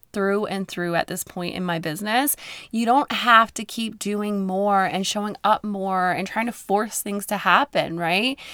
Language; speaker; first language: English; native; English